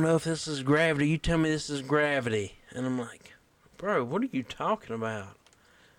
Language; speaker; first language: English; native; English